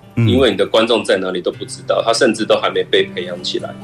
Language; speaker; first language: Chinese; native; Chinese